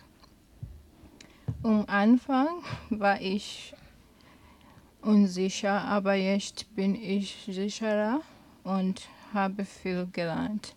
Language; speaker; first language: German; non-native, learner; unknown